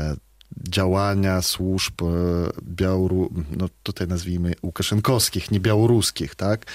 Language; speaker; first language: Polish; non-native, fluent; Belarusian